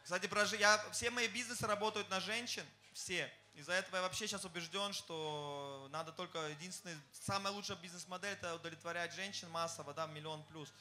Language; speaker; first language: Russian; non-native, fluent; German